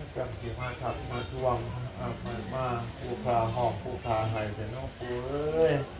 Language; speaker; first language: Thai; native; Thai